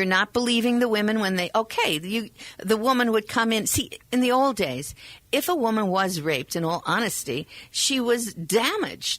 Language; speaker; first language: English; native; English